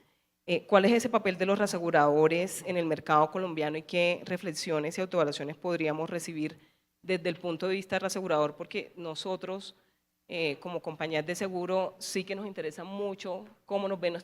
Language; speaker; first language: Spanish; native; Spanish